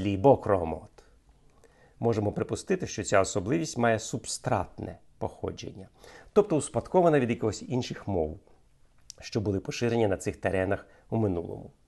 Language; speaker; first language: Ukrainian; native; Ukrainian